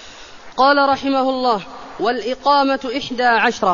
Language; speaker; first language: Arabic; native; Arabic